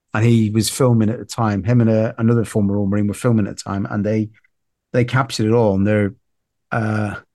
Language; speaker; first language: English; native; English